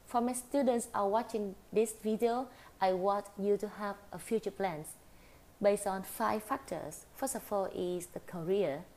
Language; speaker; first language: English; non-native, fluent; Vietnamese